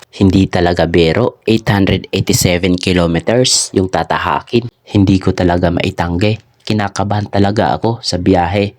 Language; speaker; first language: Filipino; non-native, local second language; Waray